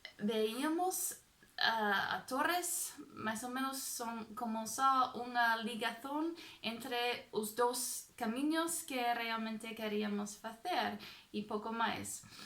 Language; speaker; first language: Portuguese; non-native, fluent; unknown